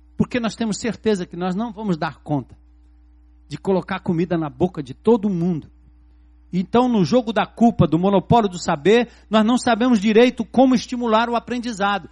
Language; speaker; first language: Portuguese; native; Portuguese